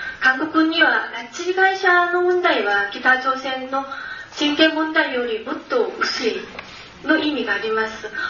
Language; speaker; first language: Japanese; non-native, learner; Korean